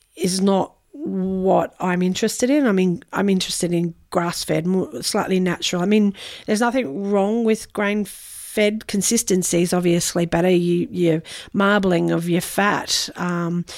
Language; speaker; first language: English; native; English